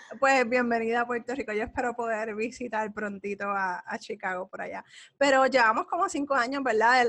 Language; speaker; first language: Spanish; native; Spanish